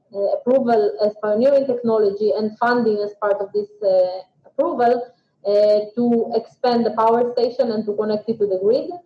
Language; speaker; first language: English; non-native, fluent; Russian